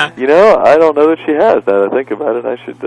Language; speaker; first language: English; native; English